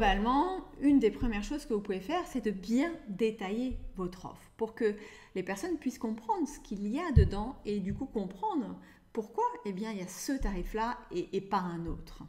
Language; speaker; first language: French; native; French